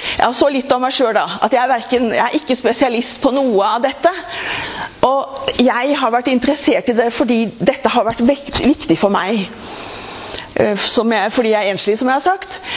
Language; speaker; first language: Norwegian; native; Norwegian